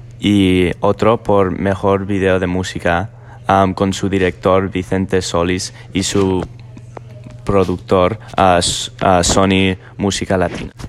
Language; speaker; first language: Spanish; non-native, learner; English